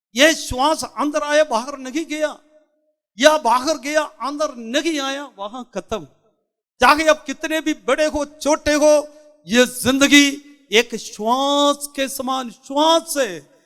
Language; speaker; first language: Hindi; non-native, local second language; Malayalam